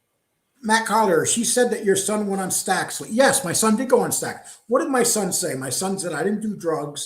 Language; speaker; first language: English; native; English